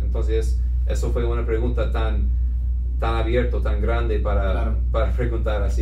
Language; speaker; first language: Spanish; non-native, fluent; English